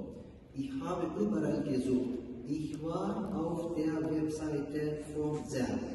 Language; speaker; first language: German; non-native, learner; Turkish